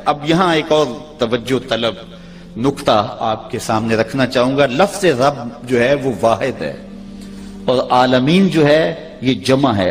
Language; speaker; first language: Urdu; non-native, local second language; Punjabi